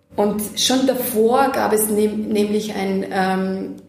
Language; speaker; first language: German; non-native, fluent; Serbian